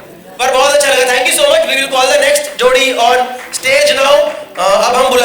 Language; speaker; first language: Hindi; native; Hindi